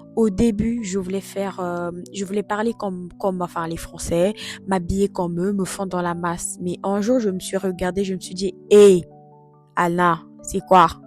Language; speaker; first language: French; non-native, local second language; Lingala